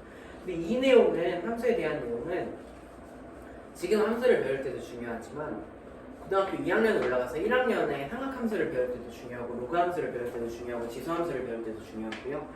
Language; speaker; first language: Korean; native; Korean